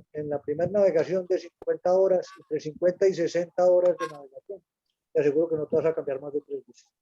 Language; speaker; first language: Spanish; native; Spanish